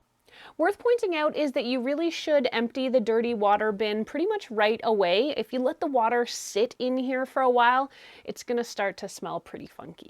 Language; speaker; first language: English; native; English